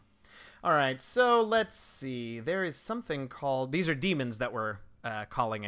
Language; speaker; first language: English; native; English